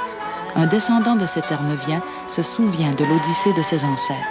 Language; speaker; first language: French; native; French